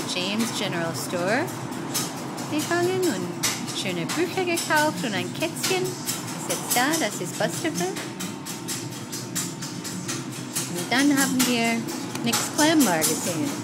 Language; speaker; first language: German; non-native, learner; English